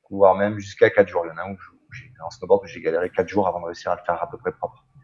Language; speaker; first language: French; native; French